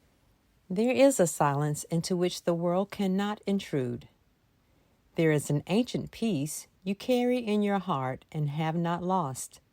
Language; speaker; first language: English; native; English